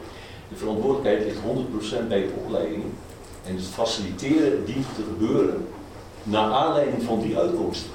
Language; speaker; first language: Dutch; native; Dutch